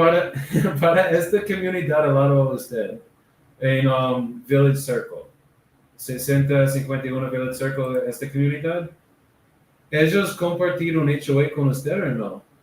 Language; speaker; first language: Spanish; non-native, learner; English